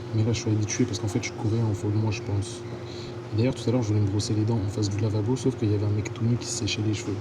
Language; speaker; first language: French; native; French